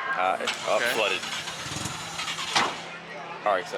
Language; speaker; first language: English; native; English